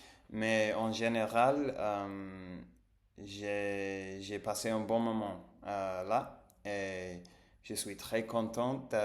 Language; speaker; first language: French; non-native, learner; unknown